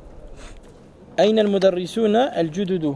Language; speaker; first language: Arabic; non-native, fluent; French